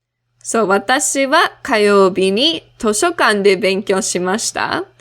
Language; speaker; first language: Japanese; non-native, fluent; English